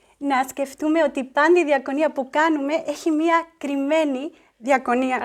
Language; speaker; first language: Greek; non-native, fluent; Spanish